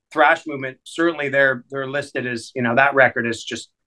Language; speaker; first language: English; native; English